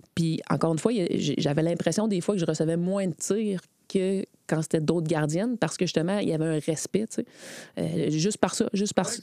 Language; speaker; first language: French; native; French